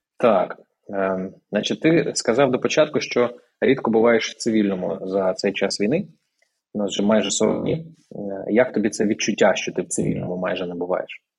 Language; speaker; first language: Ukrainian; native; Ukrainian